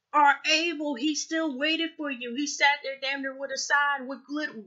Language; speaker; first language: English; native; English